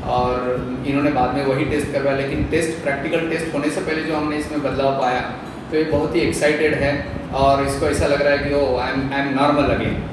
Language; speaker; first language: Hindi; non-native, local second language; Marathi